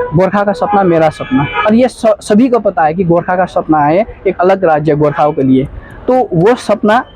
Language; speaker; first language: Hindi; non-native, local second language; Nepali